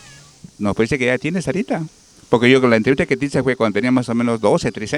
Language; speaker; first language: Spanish; native; Spanish